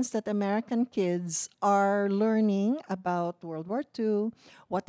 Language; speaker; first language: English; non-native, local second language; Cebuano